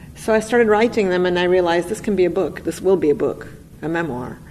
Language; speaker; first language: English; non-native, fluent; Russian